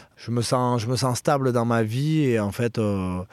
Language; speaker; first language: French; native; French